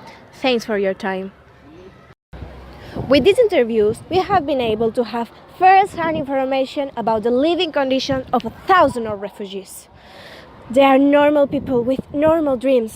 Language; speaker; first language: English; non-native, learner; Catalan